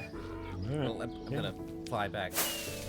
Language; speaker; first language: English; native; English